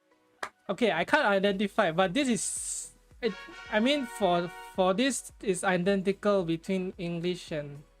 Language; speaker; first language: English; non-native, fluent; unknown